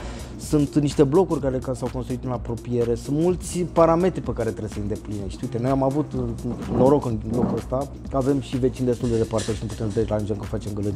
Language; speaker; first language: Romanian; native; Romanian